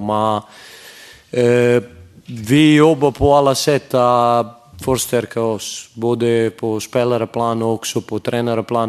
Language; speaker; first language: Swedish; non-native, fluent; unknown